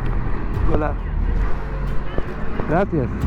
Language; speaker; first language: Spanish; non-native, learner; Persian